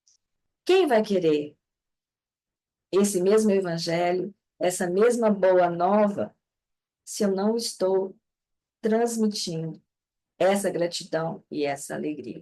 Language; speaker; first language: Portuguese; native; Portuguese